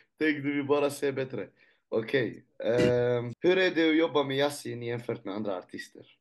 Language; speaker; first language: Swedish; early bilingual, other home language; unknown